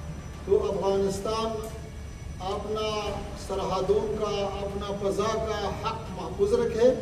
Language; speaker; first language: Hindi; non-native, fluent; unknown